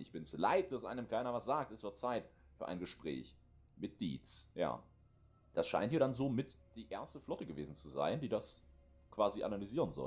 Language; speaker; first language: German; native; German